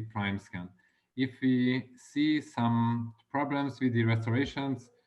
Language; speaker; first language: English; non-native, fluent; Hungarian